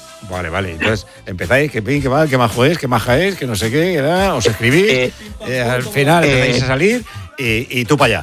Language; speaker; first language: Spanish; native; Spanish